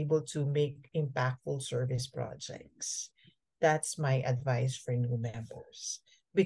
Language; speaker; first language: English; non-native, local second language; Filipino